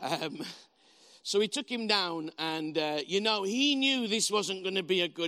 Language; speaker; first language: English; native; English